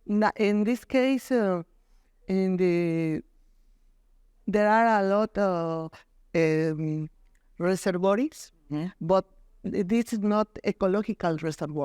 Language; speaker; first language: English; non-native, learner; Spanish